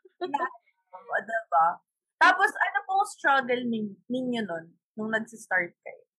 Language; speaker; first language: Filipino; non-native, local second language; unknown